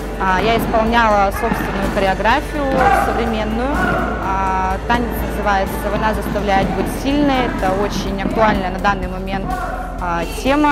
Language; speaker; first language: Russian; native; Russian